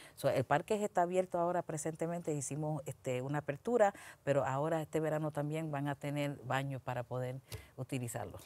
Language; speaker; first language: Spanish; early bilingual, heritage; Spanish